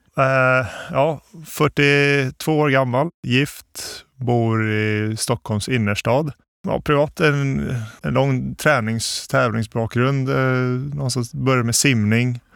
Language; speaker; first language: Swedish; early bilingual, other home language; Bosnian